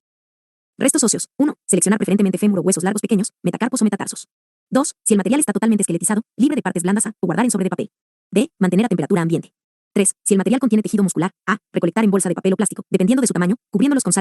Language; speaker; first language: Spanish; native; Spanish